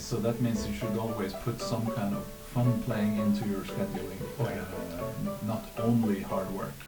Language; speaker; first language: English; non-native, fluent; Norwegian